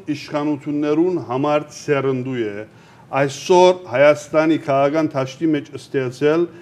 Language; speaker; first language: Armenian; early bilingual, heritage; Armenian